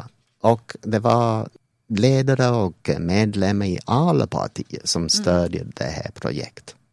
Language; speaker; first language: Swedish; non-native, fluent; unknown